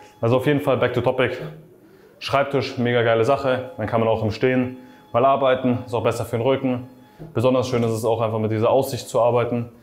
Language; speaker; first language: German; native; German